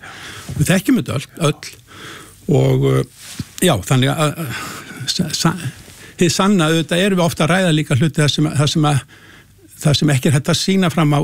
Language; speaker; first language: Icelandic; native; Icelandic